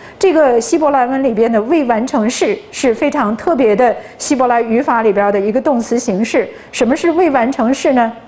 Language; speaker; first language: Chinese; native; Chinese